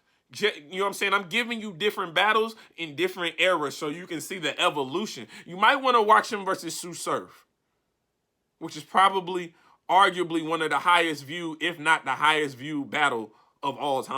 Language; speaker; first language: English; native; English